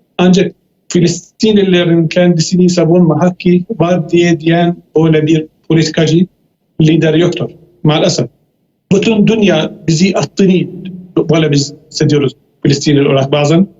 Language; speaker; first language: Turkish; non-native, fluent; Arabic